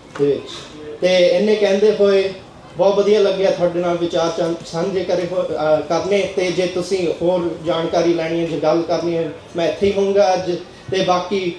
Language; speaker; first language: Punjabi; early bilingual, heritage; Punjabi